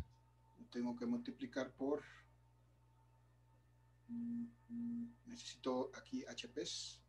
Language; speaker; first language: Spanish; native; Spanish